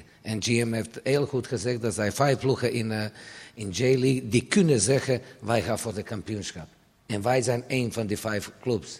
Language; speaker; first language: Dutch; non-native, fluent; Serbian